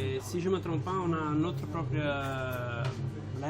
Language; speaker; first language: French; non-native, fluent; Italian